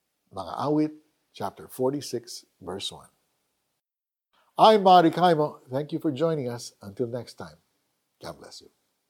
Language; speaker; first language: English; non-native, local second language; Filipino